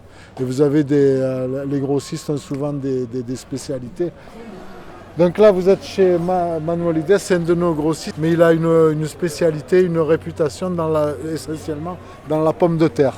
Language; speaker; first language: French; native; French